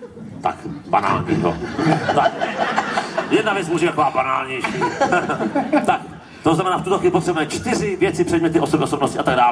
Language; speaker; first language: Czech; native; Czech